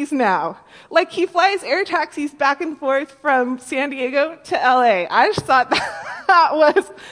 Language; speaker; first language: English; native; English